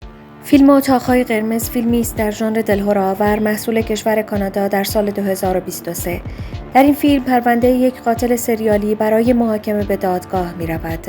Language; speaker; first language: Persian; native; Persian